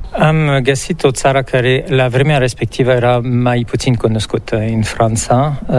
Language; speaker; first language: Romanian; non-native, fluent; French